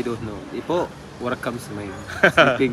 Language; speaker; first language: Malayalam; early bilingual, heritage; Malayalam